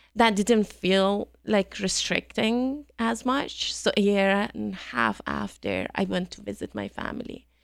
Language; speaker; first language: English; non-native, fluent; Persian